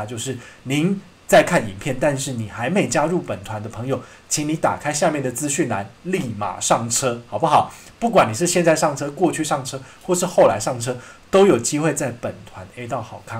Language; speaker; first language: Chinese; native; Chinese